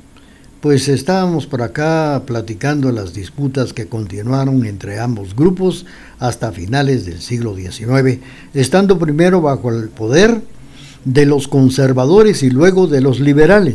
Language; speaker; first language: Spanish; native; Spanish